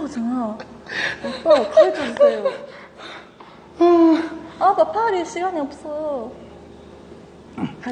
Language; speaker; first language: Korean; non-native, learner; Japanese